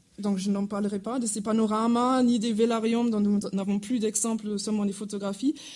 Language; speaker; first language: French; non-native, fluent; German